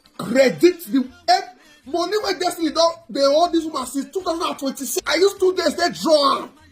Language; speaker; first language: Nigerian Pidgin; native; Nigerian Pidgin